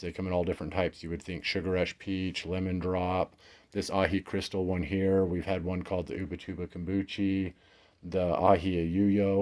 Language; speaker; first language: English; native; English